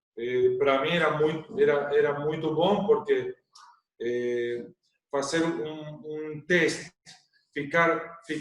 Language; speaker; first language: Portuguese; non-native, learner; Spanish